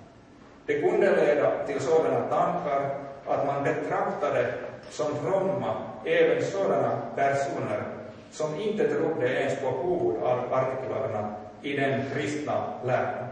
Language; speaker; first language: Swedish; non-native, local second language; Finnish